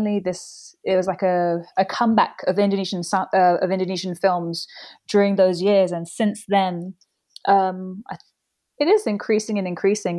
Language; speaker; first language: English; native; English